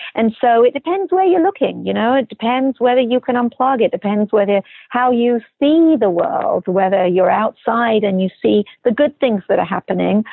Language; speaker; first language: English; native; English